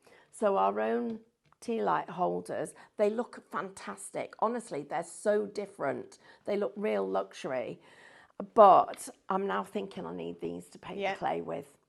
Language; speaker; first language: English; native; English